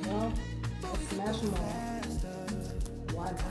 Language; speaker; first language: English; native; English